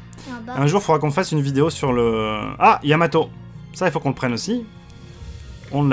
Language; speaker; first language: French; native; French